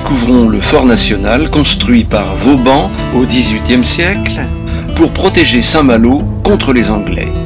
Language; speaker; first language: French; native; French